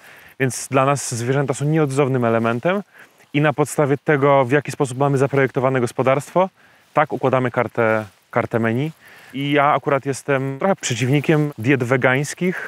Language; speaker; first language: Polish; native; Polish